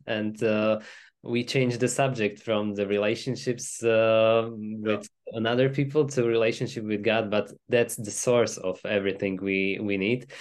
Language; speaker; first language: English; non-native, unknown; Slovak